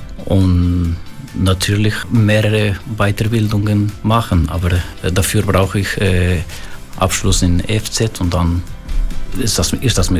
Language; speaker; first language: German; non-native, fluent; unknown